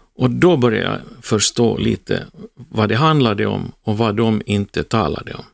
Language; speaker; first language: Swedish; native; Swedish